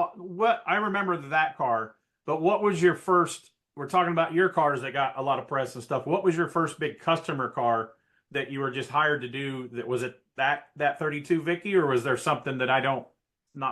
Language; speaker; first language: English; native; English